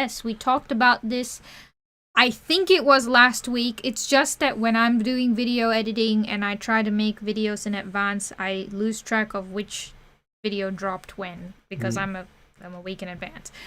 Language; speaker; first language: English; native; English